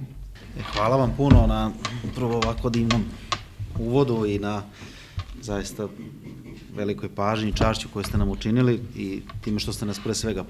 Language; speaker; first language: Bosnian; native; Bosnian